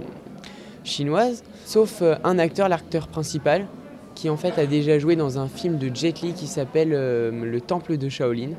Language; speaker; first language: French; native; French